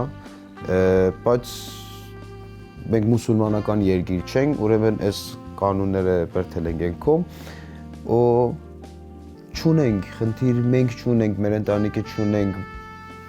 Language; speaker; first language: Armenian; non-native, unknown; Persian